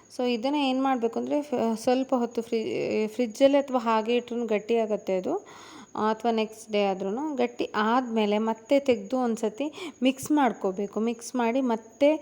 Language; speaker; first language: Kannada; non-native, local second language; Tulu